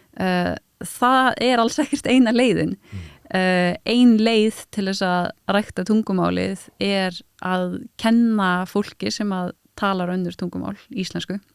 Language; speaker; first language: Icelandic; early bilingual, other home language; French